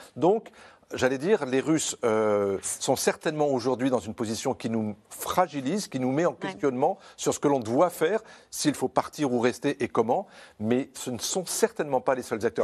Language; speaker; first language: French; native; French